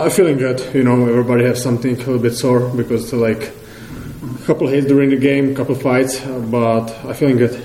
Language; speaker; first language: English; non-native, learner; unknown